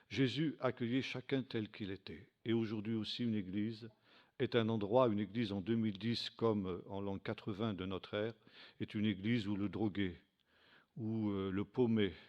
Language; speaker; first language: French; native; French